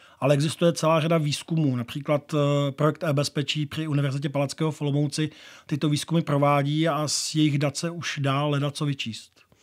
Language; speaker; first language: Czech; native; Czech